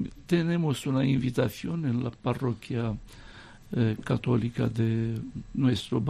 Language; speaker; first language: Spanish; non-native, fluent; Romanian